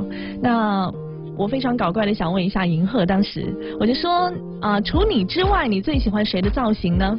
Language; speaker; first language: Chinese; native; Chinese